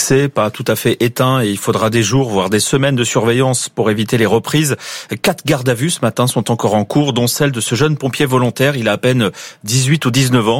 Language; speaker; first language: French; native; French